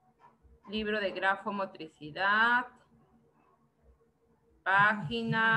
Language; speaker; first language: Spanish; native; Spanish